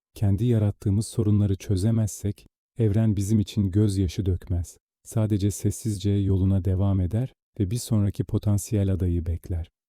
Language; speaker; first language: Turkish; native; Turkish